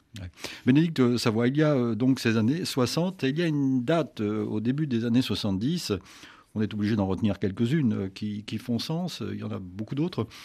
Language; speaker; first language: French; native; French